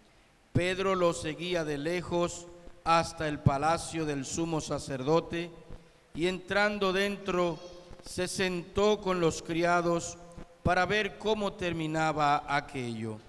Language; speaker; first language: Spanish; native; Spanish